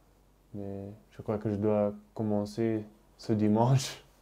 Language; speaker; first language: French; non-native, local second language; Dutch